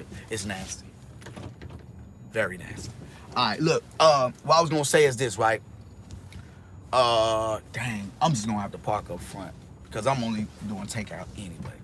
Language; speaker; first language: English; native; English